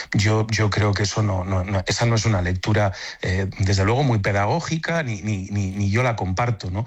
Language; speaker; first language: Spanish; native; Spanish